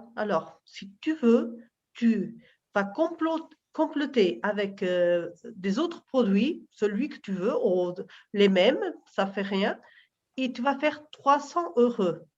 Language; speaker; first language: French; non-native, fluent; Portuguese